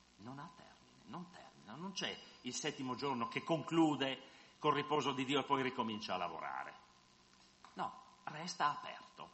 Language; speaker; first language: Italian; non-native, fluent; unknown